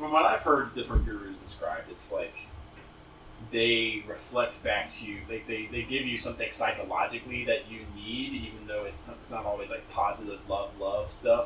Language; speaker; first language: English; native; English